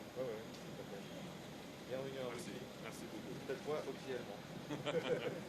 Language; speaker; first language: French; non-native, learner; Russian